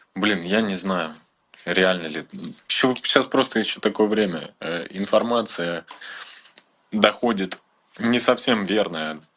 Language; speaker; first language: Russian; native; Russian